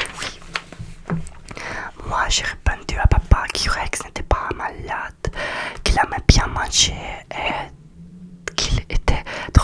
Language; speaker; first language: French; non-native, learner; Russian